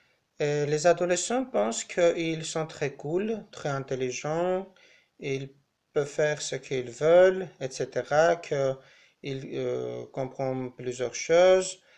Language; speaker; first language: French; non-native, learner; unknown